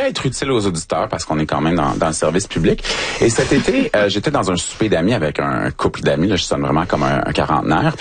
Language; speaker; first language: French; native; French